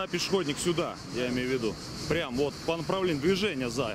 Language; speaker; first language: Russian; native; Russian